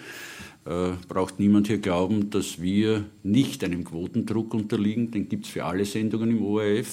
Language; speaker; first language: German; native; German